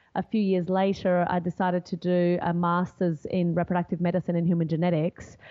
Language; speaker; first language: English; non-native, fluent; Portuguese